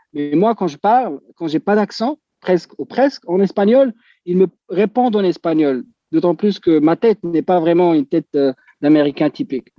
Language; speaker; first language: French; non-native, local second language; Arabic